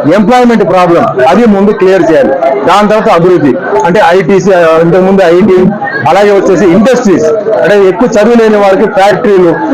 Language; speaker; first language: Telugu; non-native, fluent; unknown